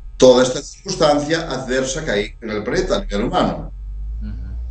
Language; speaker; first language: Spanish; native; Spanish